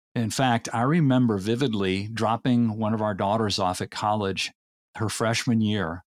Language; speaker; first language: English; native; English